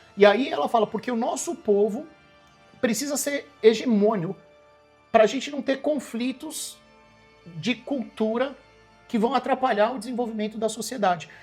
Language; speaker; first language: Portuguese; native; Portuguese